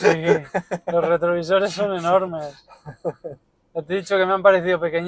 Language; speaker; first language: Spanish; native; Spanish